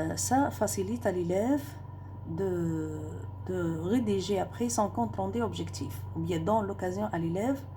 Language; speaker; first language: French; non-native, local second language; Arabic